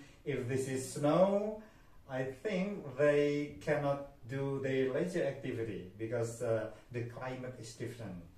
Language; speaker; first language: English; non-native, fluent; Indonesian